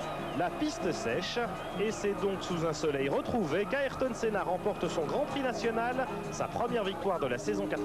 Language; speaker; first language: French; native; French